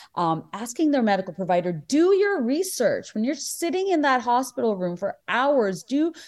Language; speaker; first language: English; non-native, local second language; Bangla